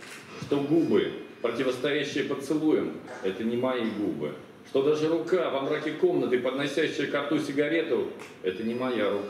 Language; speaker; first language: Russian; native; Russian